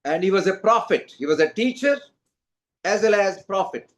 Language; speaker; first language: English; non-native, local second language; Telugu